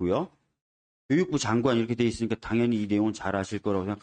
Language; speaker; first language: Korean; native; Korean